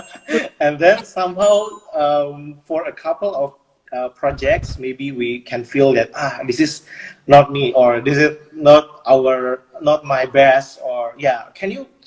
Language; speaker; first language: English; non-native, fluent; Indonesian